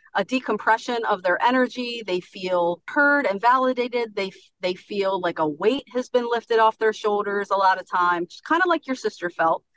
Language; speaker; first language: English; native; English